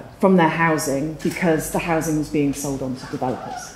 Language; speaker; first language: English; native; English